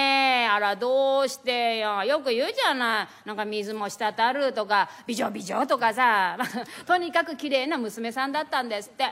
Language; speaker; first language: Japanese; native; Japanese